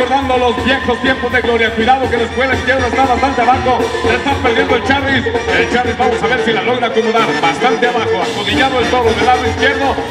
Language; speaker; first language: Spanish; native; Spanish